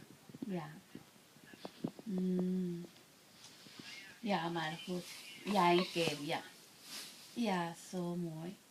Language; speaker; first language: Dutch; non-native, learner; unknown